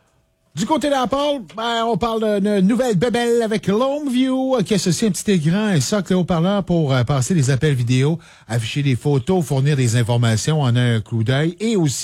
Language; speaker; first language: French; native; French